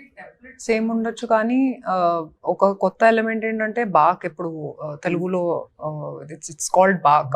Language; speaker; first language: Telugu; non-native, fluent; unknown